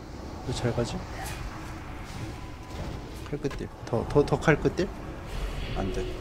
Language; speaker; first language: Korean; native; Korean